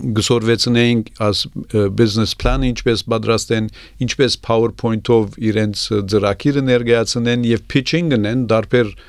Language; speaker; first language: Armenian; early bilingual, heritage; Armenian